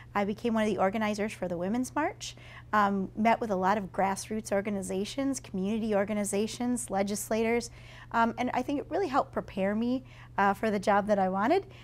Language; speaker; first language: English; native; English